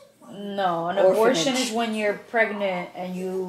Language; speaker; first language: English; early bilingual, other home language; Spanish